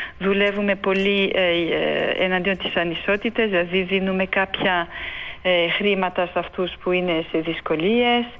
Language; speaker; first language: Greek; early bilingual, heritage; Greek